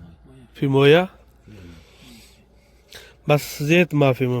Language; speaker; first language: Arabic; non-native, learner; Urdu